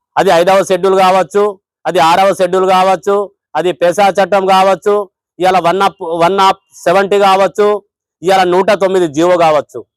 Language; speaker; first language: Telugu; non-native, local second language; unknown